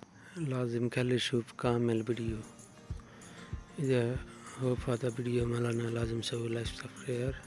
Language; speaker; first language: Arabic; non-native, learner; Bangla